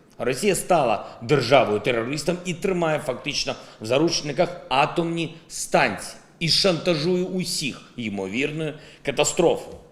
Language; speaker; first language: Ukrainian; non-native, local second language; Russian